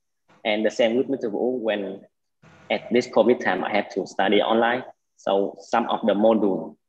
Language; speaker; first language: English; non-native, learner; Vietnamese